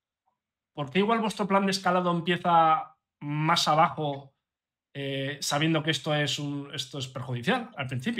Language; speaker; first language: Spanish; native; Spanish